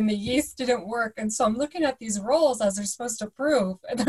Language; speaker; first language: English; native; English